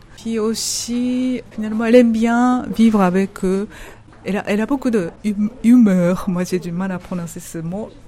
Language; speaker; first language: French; non-native, fluent; Japanese